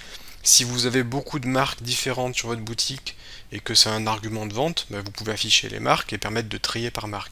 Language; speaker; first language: French; native; French